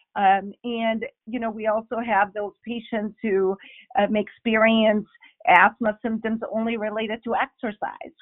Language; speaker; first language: English; non-native, fluent; Spanish